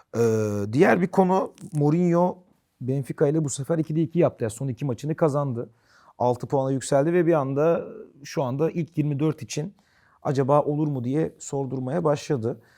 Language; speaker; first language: Turkish; native; Turkish